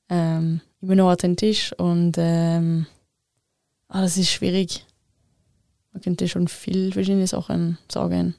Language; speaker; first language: German; non-native, local second language; French